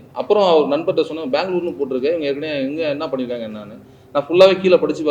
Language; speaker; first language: Tamil; native; Tamil